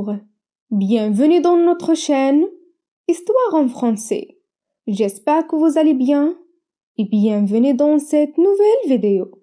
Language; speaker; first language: French; non-native, local second language; Arabic